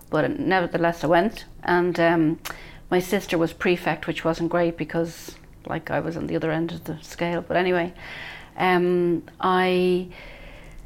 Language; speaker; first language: English; native; English